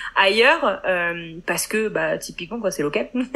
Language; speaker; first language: French; native; French